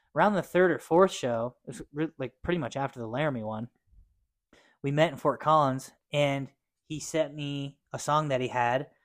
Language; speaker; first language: English; native; English